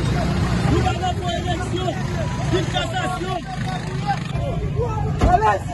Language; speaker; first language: Haitian Creole; native; Haitian Creole